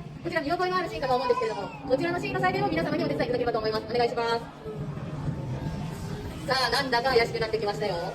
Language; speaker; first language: Japanese; native; Japanese